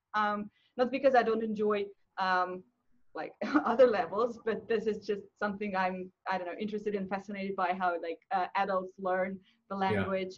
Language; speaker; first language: English; non-native, fluent; Russian